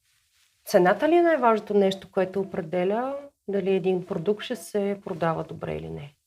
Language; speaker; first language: Bulgarian; native; Bulgarian